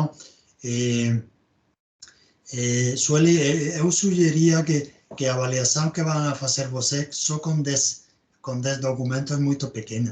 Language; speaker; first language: Portuguese; non-native, learner; Spanish